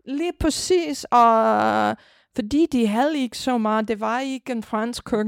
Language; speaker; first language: Danish; non-native, fluent; English